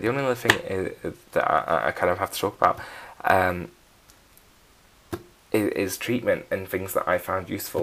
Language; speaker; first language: English; native; English